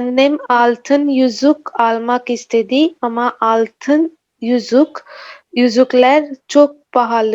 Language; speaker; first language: Turkish; non-native, learner; Urdu